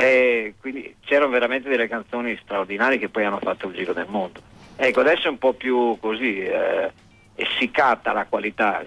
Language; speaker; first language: Italian; native; Italian